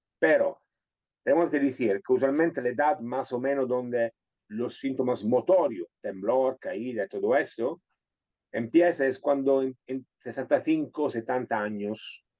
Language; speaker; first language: Spanish; non-native, fluent; Italian